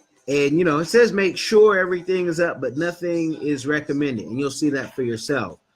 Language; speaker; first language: English; native; English